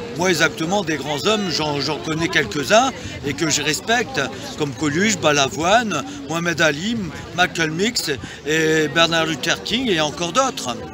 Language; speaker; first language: French; early bilingual, other home language; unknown